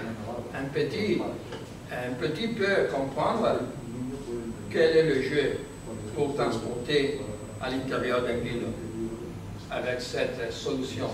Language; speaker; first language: French; non-native, learner; Spanish